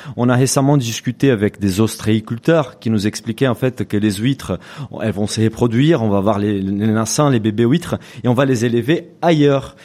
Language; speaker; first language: French; native; French